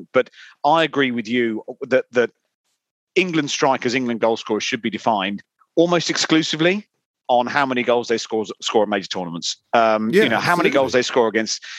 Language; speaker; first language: English; native; English